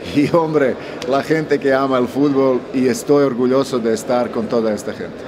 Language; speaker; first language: Spanish; non-native, fluent; Croatian